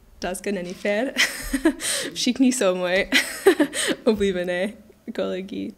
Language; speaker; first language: Czech; non-native, learner; English